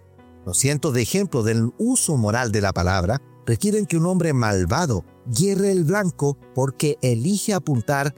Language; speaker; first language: Spanish; native; Spanish